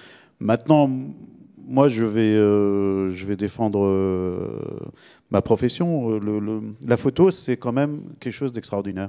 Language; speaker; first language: French; native; French